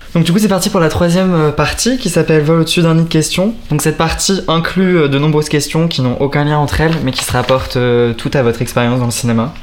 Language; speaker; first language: French; native; French